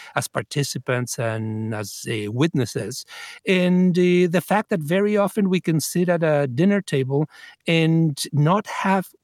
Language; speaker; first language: English; non-native, fluent; Spanish